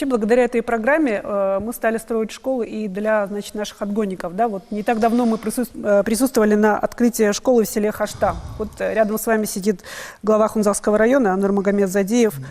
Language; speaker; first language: Russian; native; Russian